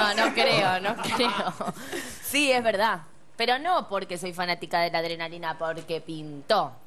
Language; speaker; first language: Spanish; native; Spanish